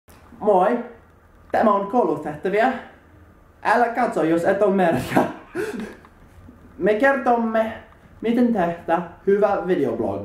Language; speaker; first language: Finnish; non-native, learner; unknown